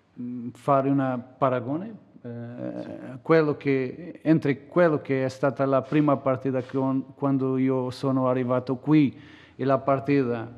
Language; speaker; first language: Italian; non-native, learner; Portuguese